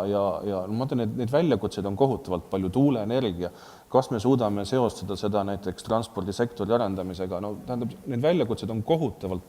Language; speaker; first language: Estonian; native; Estonian